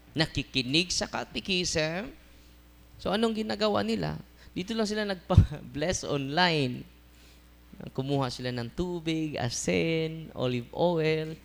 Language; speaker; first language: Filipino; non-native, local second language; Cebuano